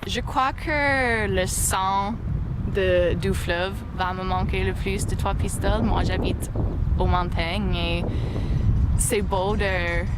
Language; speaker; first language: French; non-native, fluent; English